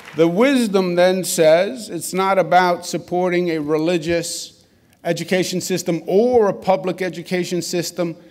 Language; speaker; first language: English; native; English